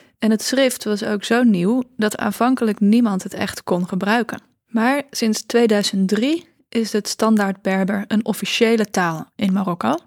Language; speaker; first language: Dutch; native; Dutch